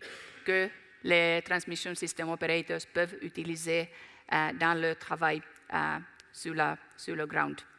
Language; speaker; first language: French; non-native, fluent; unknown